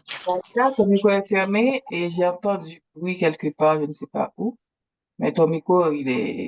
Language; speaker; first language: French; native; French